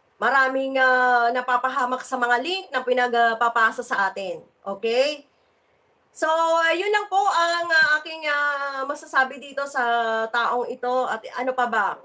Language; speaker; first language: Filipino; native; Filipino